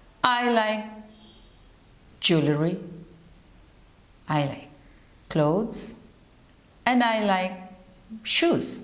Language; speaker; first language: English; non-native, fluent; Urdu